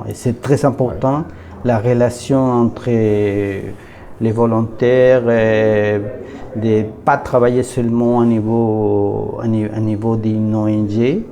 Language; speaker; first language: French; non-native, learner; Spanish